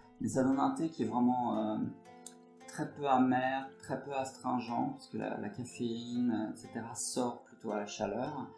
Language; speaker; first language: French; native; French